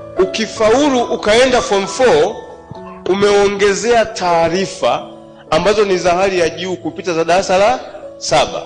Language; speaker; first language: Swahili; native; Swahili